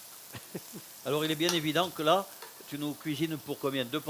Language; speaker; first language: French; native; French